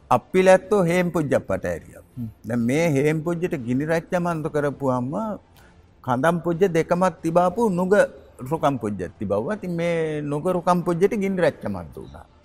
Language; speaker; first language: Sinhala; native; Sinhala